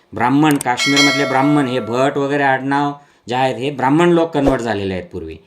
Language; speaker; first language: Marathi; non-native, local second language; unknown